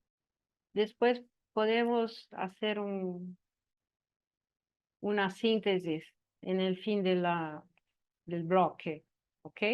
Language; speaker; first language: Spanish; non-native, learner; Portuguese